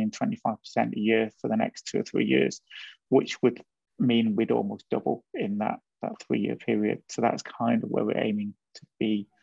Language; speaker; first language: English; native; English